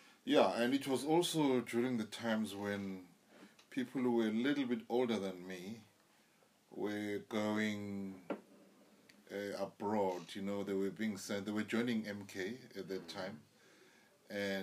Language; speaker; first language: English; non-native, local second language; Zulu